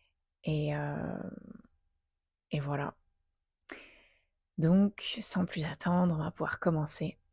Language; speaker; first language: French; native; French